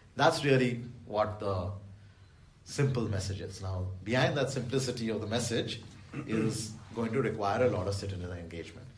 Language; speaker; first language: English; non-native, local second language; Bangla